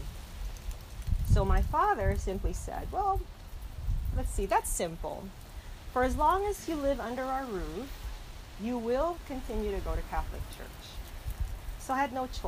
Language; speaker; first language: English; non-native, local second language; Filipino